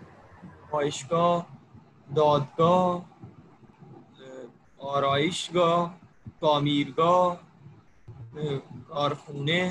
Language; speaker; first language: Persian; non-native, learner; Urdu